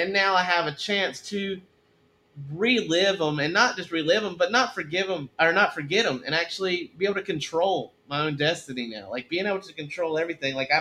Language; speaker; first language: English; native; English